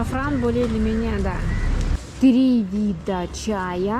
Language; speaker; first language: Russian; native; Russian